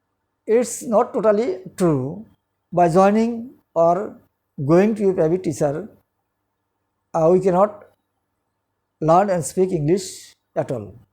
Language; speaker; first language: English; non-native, local second language; Bangla